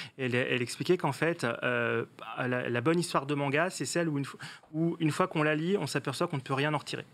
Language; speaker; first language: French; native; French